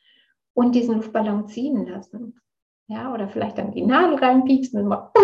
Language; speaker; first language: German; native; German